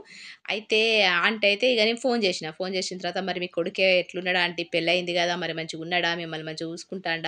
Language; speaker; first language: Telugu; native; Telugu